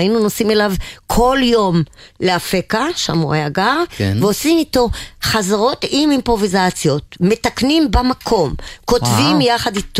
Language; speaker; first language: Hebrew; non-native, local second language; German